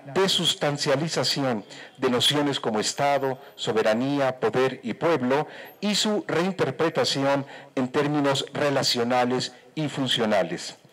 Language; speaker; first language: Spanish; native; Spanish